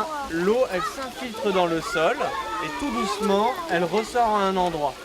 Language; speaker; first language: French; native; French